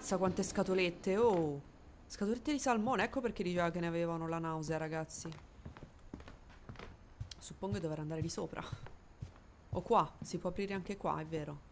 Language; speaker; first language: Italian; native; Italian